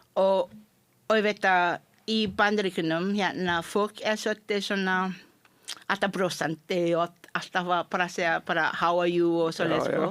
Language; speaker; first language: Icelandic; non-native, fluent; Malay